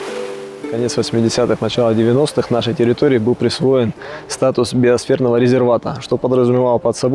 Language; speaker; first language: Russian; native; Russian